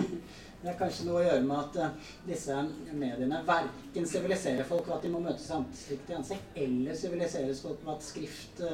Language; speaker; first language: Norwegian; native; Norwegian